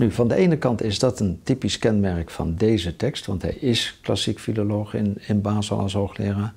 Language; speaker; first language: Dutch; native; Dutch